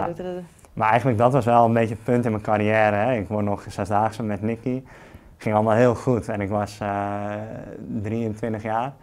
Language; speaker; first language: Dutch; native; Dutch